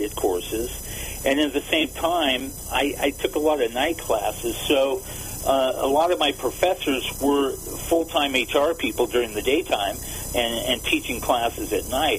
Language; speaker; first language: English; native; English